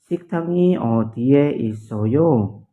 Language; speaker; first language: Korean; non-native, learner; Indonesian